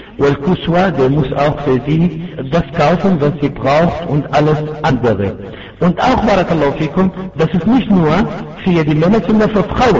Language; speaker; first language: German; non-native, fluent; Arabic